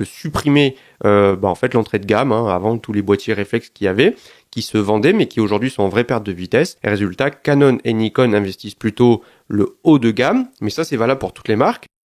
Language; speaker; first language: French; native; French